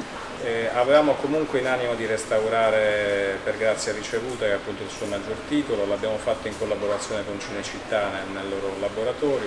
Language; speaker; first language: Italian; native; Italian